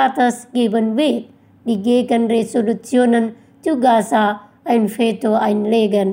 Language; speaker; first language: German; non-native, fluent; Indonesian